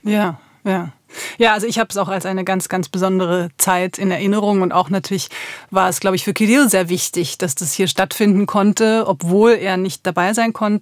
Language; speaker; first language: German; native; German